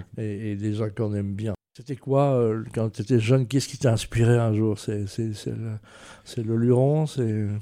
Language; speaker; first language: French; native; French